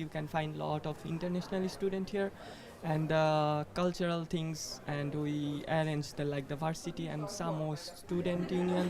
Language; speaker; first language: English; non-native, fluent; Bangla